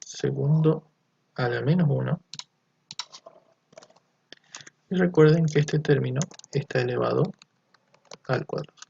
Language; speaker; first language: Spanish; native; Spanish